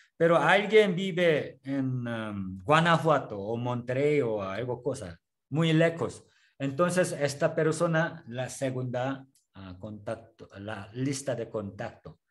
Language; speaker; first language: Spanish; non-native, learner; Korean